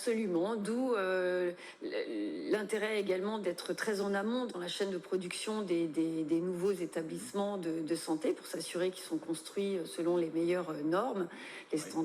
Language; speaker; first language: French; native; French